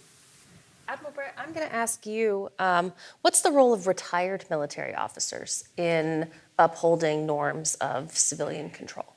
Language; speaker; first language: English; native; English